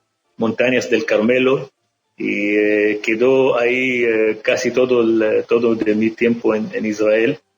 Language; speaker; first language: Spanish; non-native, fluent; Arabic